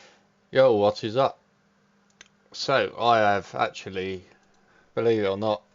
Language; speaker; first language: English; native; English